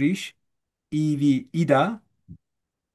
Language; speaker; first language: German; non-native, fluent; Turkish